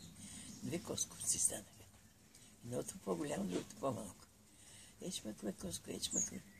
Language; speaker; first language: Bulgarian; native; Bulgarian